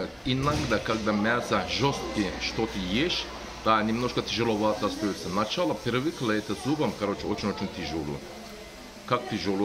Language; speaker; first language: Russian; non-native, learner; Turkish